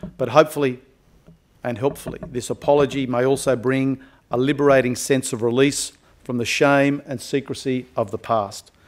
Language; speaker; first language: English; native; English